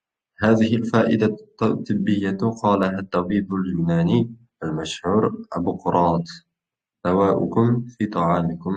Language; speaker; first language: Arabic; non-native, fluent; Uzbek